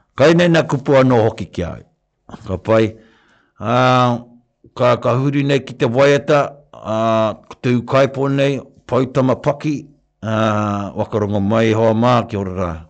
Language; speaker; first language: Māori; non-native, local second language; English